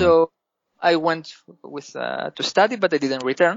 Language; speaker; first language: English; non-native, fluent; Spanish